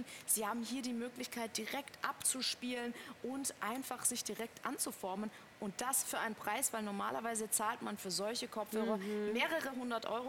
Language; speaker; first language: German; native; German